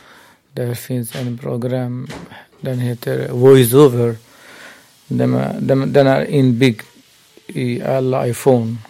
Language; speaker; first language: Swedish; non-native, local second language; Burmese